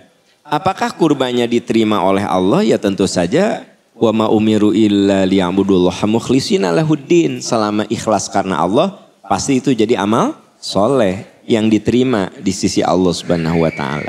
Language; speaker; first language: Indonesian; non-native, local second language; Sundanese